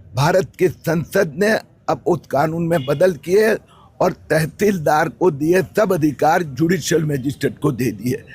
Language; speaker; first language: Hindi; non-native, local second language; Marathi